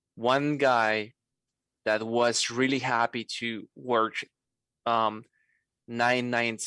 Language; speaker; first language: English; non-native, fluent; Spanish